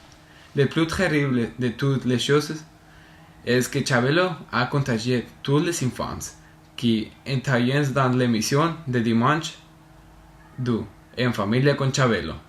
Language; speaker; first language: French; non-native, learner; Spanish